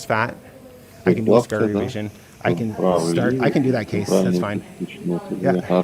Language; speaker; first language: English; native; English